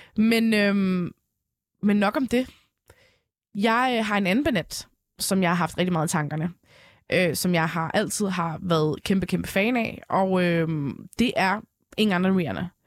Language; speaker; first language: Danish; early bilingual, other home language; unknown